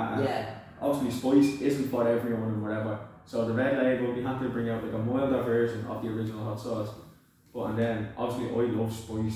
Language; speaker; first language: English; native; English